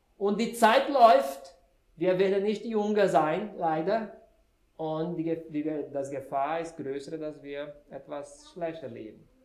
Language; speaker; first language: German; non-native, fluent; Portuguese